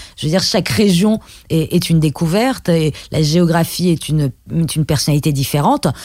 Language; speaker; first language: French; early bilingual, other home language; Persian